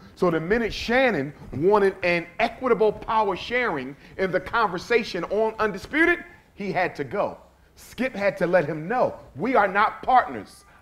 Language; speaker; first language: English; native; English